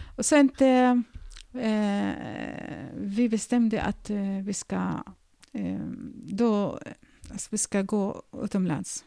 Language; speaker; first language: Swedish; non-native, fluent; Arabic